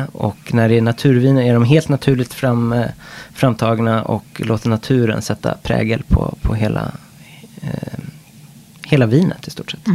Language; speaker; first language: Swedish; non-native, fluent; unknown